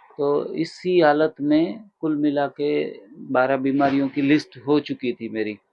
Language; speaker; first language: Hindi; non-native, local second language; Gujarati